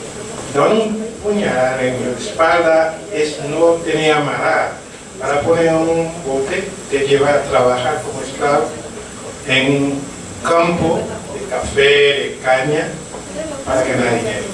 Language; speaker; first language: Spanish; non-native, learner; French